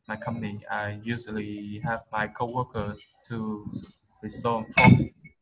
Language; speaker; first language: English; non-native, learner; Vietnamese